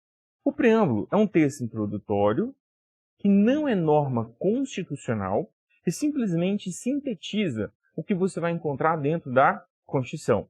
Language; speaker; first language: Portuguese; native; Portuguese